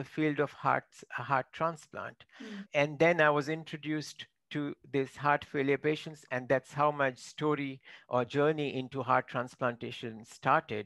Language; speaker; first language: English; non-native, local second language; Marathi